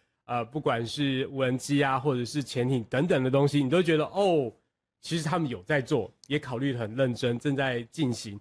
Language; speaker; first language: Chinese; native; Chinese